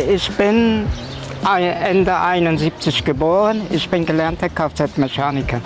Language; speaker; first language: German; early bilingual, other home language; Turkish